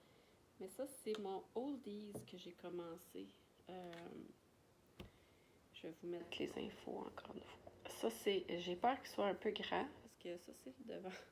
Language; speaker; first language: French; native; French